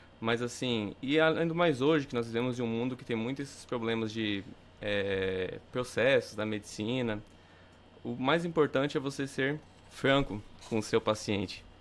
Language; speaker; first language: Portuguese; native; Portuguese